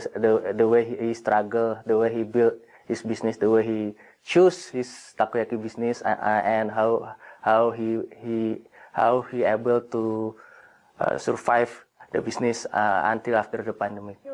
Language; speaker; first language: English; non-native, fluent; Indonesian